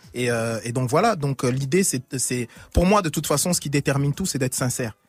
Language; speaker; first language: French; native; French